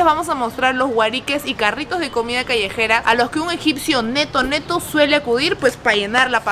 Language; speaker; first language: Spanish; native; Spanish